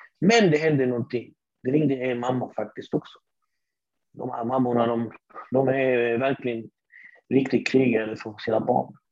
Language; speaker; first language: Swedish; early bilingual, other home language; Arabic